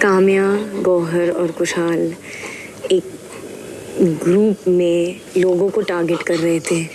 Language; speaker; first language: Hindi; native; Hindi